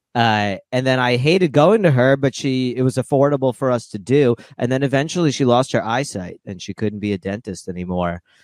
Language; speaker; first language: English; early bilingual, other home language; Russian